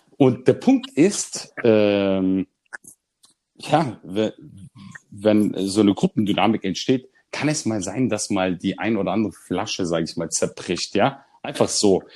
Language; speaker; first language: German; early bilingual, other home language; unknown